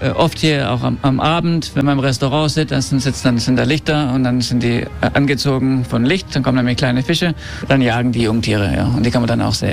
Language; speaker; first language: German; early bilingual, heritage; German